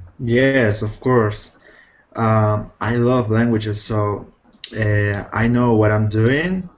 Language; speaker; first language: English; non-native, fluent; Spanish